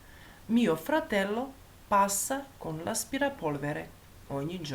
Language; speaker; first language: Italian; non-native, fluent; Macedonian